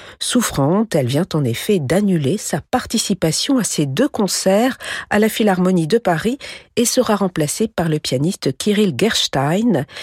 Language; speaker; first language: French; native; French